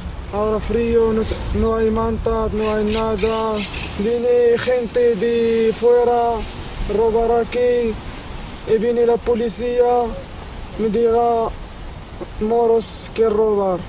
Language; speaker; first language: Spanish; non-native, learner; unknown